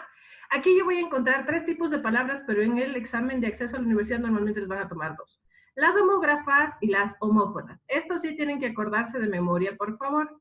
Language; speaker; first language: Spanish; native; Spanish